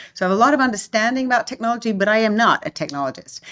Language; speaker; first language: English; native; English